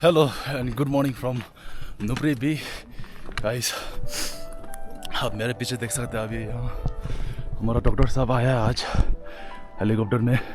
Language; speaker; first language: Hindi; non-native, fluent; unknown